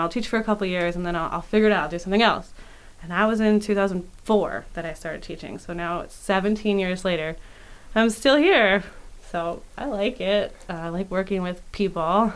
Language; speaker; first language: English; native; English